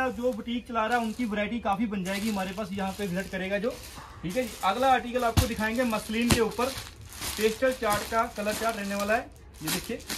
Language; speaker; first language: Hindi; non-native, local second language; Punjabi